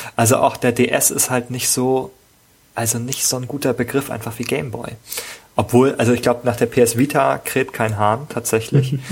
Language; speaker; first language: German; native; German